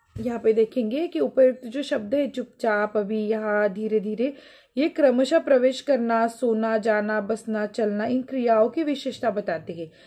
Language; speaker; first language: Hindi; non-native, local second language; Marathi